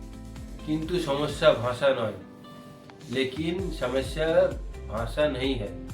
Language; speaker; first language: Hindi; non-native, local second language; Bangla